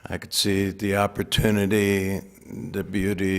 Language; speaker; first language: English; native; English